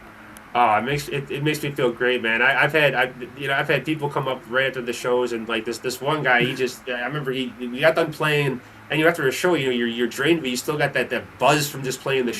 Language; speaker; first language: English; native; English